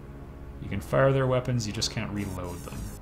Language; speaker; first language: English; native; English